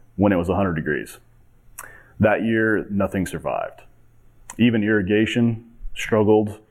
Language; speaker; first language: English; native; English